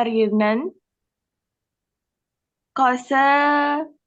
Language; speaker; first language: Korean; non-native, learner; Indonesian